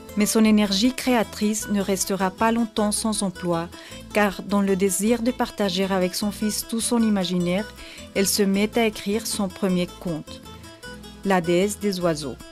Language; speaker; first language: French; native; French